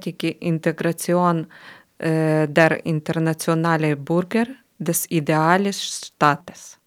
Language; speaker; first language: German; non-native, learner; Ukrainian